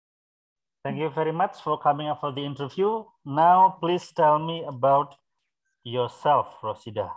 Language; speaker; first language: English; non-native, fluent; Indonesian